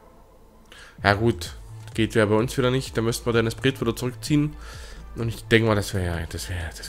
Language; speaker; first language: German; native; German